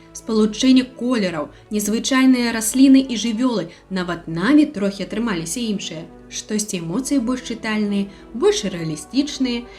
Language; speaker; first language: Belarusian; non-native, local second language; Russian